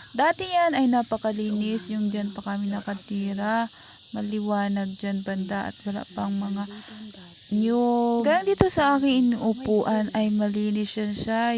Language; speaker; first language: Filipino; non-native, local second language; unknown